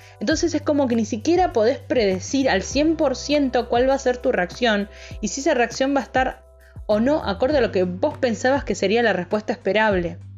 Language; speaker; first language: Spanish; native; Spanish